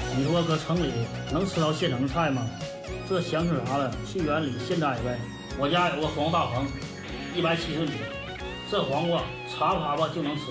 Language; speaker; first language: Chinese; native; Chinese